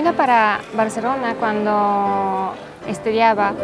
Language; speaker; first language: Spanish; non-native, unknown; Japanese